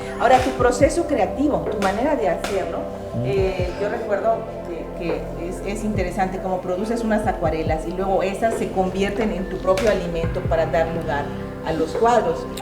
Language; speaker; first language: Spanish; native; Spanish